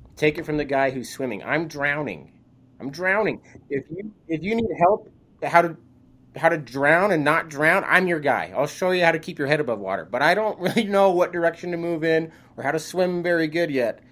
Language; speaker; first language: English; native; English